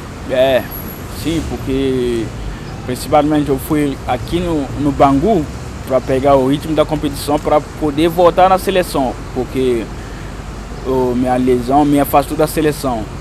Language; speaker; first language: Portuguese; non-native, fluent; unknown